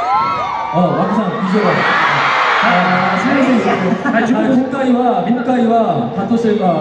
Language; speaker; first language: Japanese; non-native, learner; Korean